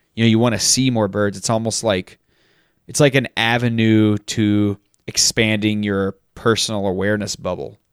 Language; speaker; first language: English; native; English